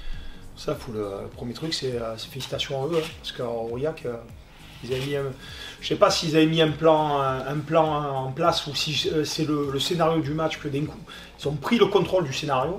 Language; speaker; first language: French; native; French